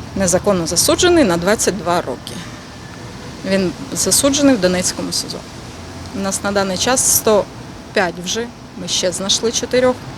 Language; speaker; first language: Ukrainian; non-native, local second language; Russian